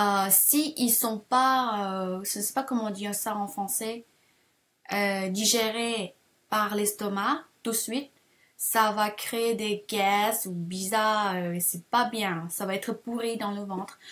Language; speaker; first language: French; non-native, fluent; Thai